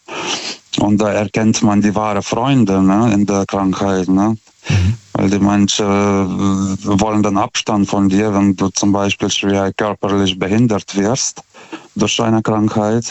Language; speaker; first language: German; non-native, fluent; Lithuanian